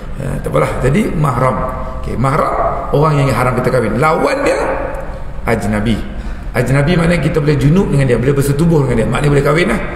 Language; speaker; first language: Malay; native; Malay